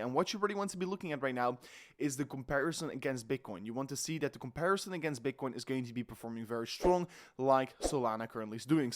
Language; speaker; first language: English; non-native, fluent; Dutch